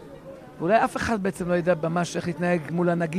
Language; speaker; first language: Hebrew; native; Hebrew